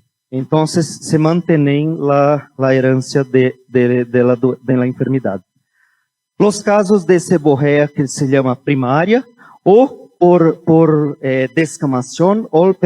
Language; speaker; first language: Spanish; non-native, fluent; Portuguese